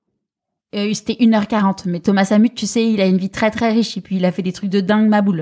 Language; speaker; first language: French; native; French